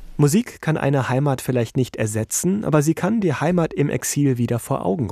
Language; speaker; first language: German; native; German